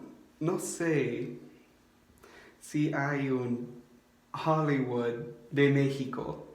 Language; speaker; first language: Spanish; non-native, learner; English